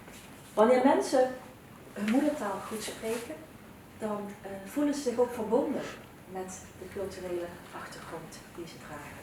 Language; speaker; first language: Dutch; early bilingual, other home language; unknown